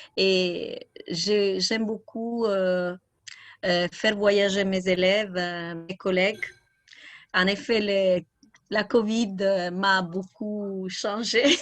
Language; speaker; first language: French; non-native, fluent; Italian